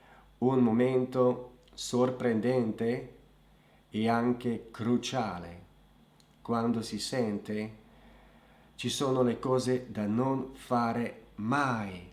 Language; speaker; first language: Italian; non-native, fluent; Slovak